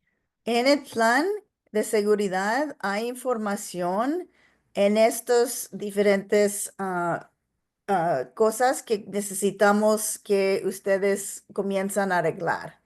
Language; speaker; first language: Spanish; non-native, local second language; English